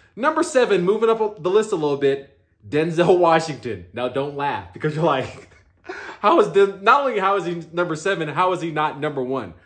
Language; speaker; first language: English; native; English